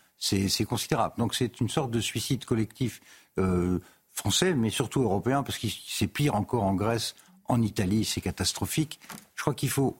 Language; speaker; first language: French; native; French